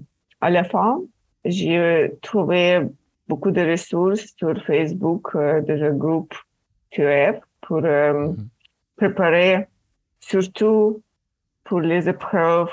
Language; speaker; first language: French; non-native, fluent; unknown